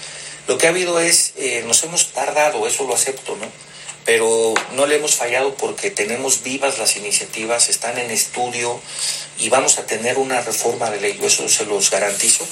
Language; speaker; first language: Spanish; native; Spanish